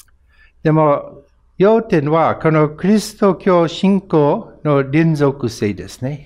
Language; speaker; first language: Japanese; non-native, fluent; English